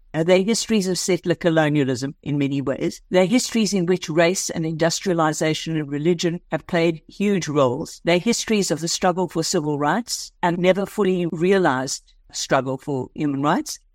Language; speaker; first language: English; native; English